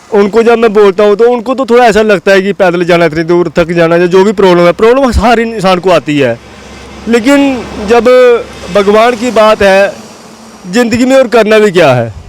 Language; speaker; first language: Hindi; non-native, local second language; Dogri